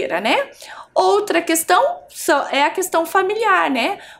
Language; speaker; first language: Portuguese; native; Portuguese